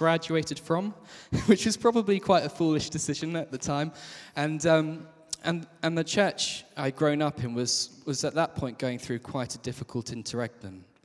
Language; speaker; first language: English; native; English